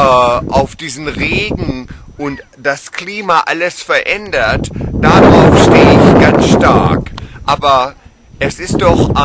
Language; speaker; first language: German; non-native, fluent; English